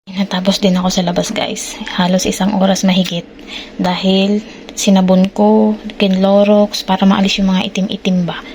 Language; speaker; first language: Filipino; native; Filipino